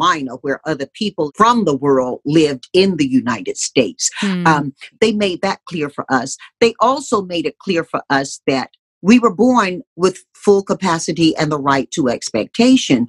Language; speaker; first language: English; native; English